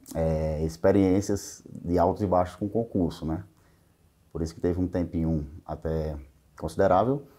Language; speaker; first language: Portuguese; native; Portuguese